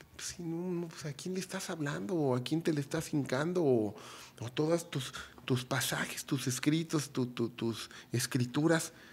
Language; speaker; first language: Spanish; native; Spanish